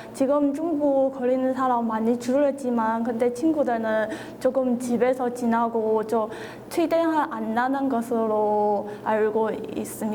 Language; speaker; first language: Korean; non-native, fluent; Chinese